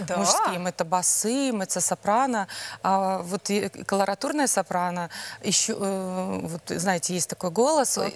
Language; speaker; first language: Russian; non-native, local second language; Belarusian